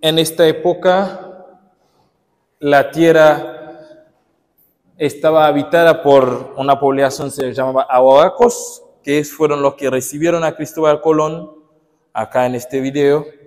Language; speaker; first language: Spanish; non-native, fluent; Haitian Creole